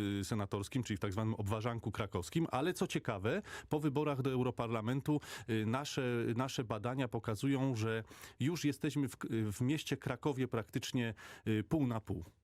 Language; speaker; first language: Polish; native; Polish